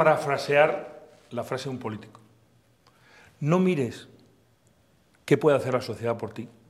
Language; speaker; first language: Spanish; native; Spanish